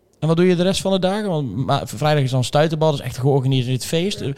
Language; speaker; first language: Dutch; native; Dutch